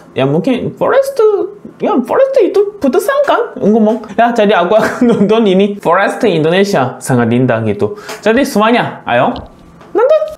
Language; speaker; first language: Indonesian; non-native, learner; Korean